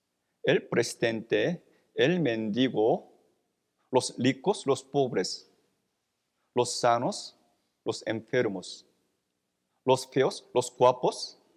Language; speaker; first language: Spanish; non-native, fluent; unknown